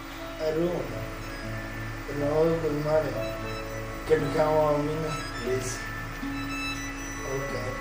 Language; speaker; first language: English; non-native, learner; Italian